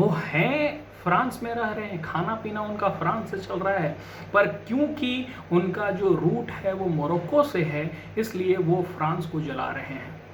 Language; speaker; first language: Hindi; native; Hindi